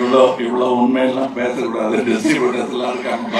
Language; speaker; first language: Tamil; native; Tamil